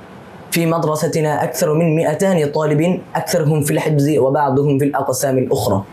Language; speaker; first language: Arabic; non-native, learner; Bangla